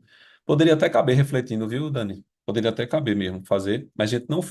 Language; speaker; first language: Portuguese; native; Portuguese